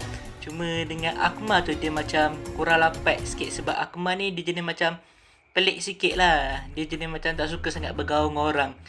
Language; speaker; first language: Malay; native; Malay